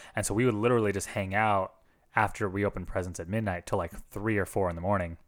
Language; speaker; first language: English; early bilingual, other home language; Filipino